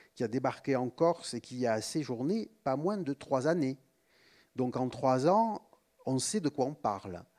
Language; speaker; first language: French; native; French